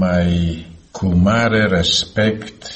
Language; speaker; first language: Romanian; non-native, learner; Slovak